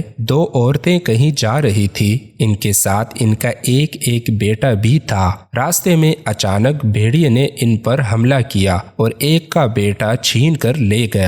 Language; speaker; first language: Urdu; native; Urdu